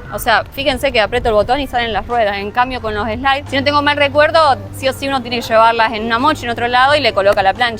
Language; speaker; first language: Spanish; native; Spanish